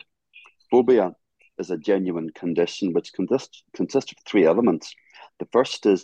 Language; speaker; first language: English; native; English